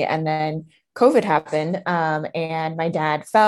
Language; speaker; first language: English; native; English